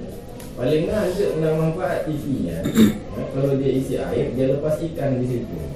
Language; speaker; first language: Indonesian; native; Indonesian